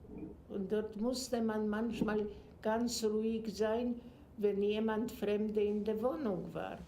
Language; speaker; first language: German; non-native, fluent; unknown